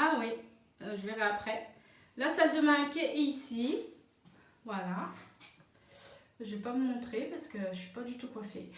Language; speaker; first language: French; native; French